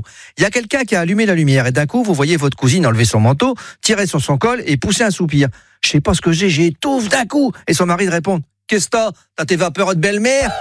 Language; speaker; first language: French; native; French